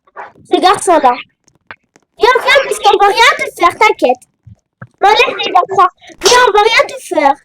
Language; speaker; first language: French; native; French